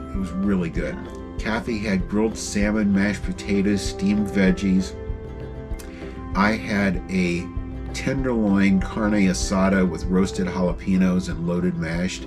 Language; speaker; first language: English; native; English